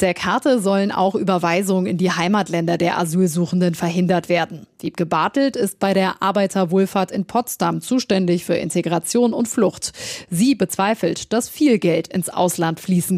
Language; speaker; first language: German; native; German